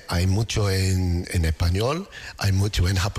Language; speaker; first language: Spanish; non-native, learner; English